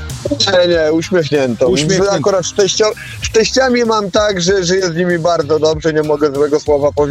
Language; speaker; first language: Polish; native; Polish